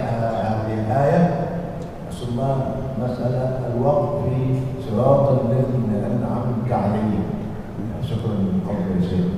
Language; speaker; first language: Arabic; non-native, fluent; Indonesian